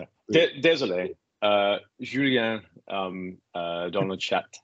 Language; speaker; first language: French; non-native, learner; English